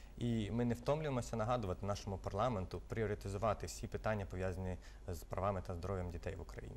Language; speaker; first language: Ukrainian; native; Ukrainian